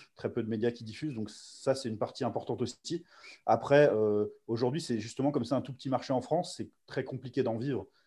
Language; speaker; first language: French; native; French